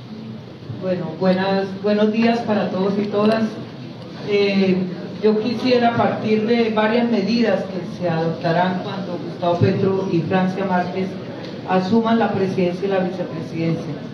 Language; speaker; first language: Spanish; native; Spanish